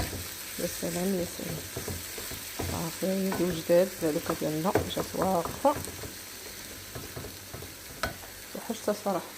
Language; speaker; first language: Arabic; native; Arabic